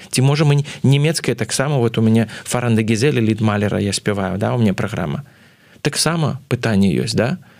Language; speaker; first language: Belarusian; non-native, local second language; Russian